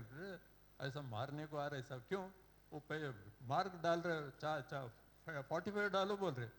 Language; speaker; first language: Hindi; non-native, local second language; Telugu